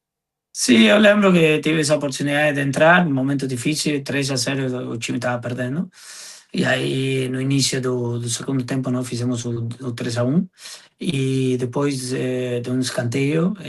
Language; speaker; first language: Portuguese; non-native, fluent; Spanish